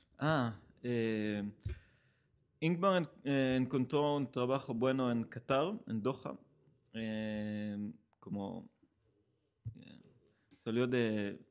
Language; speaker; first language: Spanish; non-native, learner; Hebrew